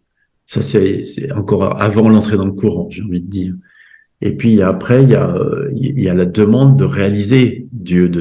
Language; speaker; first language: French; native; French